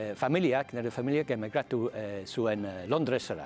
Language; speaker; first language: Basque; non-native, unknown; English